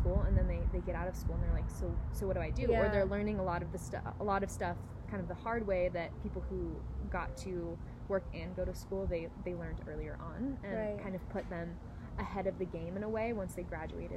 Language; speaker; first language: English; native; English